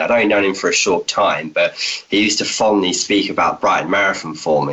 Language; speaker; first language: English; native; English